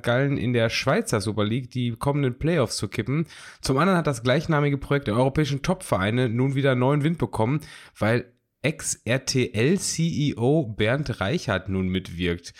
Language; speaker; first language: German; native; German